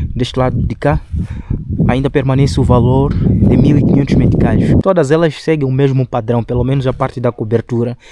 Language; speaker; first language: Portuguese; non-native, local second language; Shona